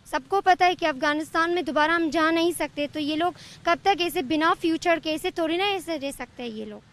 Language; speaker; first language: Hindi; non-native, fluent; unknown